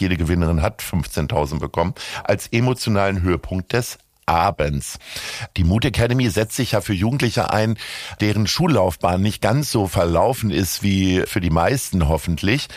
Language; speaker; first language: German; native; German